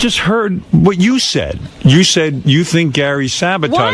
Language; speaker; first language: English; native; English